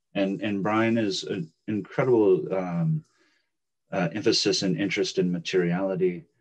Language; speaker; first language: English; native; English